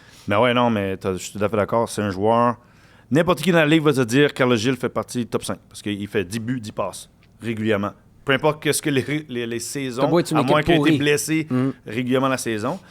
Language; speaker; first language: French; native; French